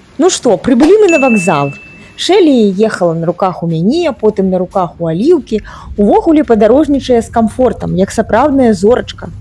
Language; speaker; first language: Belarusian; native; Belarusian